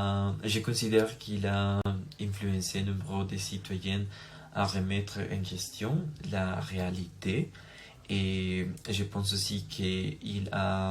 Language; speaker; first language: French; non-native, learner; Spanish